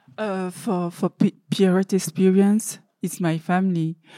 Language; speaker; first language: English; non-native, learner; French